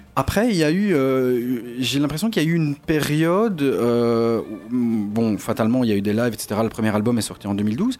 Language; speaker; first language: French; native; French